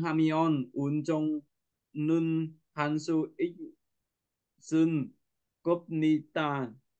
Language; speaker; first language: Korean; non-native, learner; Vietnamese